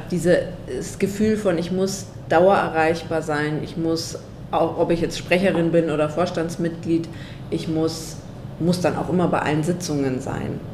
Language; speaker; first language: German; native; German